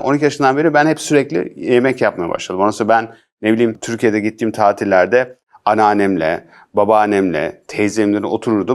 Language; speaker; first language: Turkish; early bilingual, heritage; Turkish